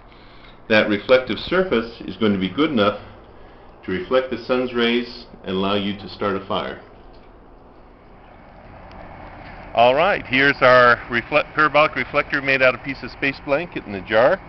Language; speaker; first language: English; native; English